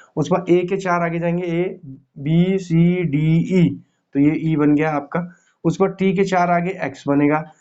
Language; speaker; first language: Hindi; native; Hindi